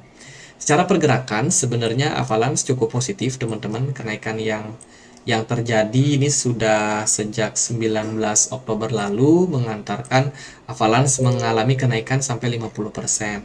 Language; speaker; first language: Indonesian; native; Indonesian